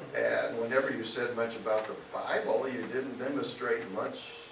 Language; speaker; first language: English; native; English